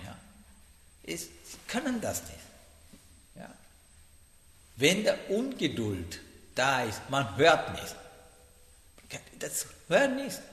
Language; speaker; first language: German; non-native, fluent; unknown